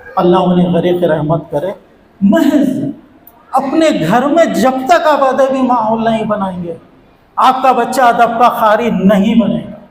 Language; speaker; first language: Urdu; native; Urdu